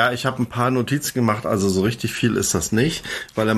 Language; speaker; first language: German; native; German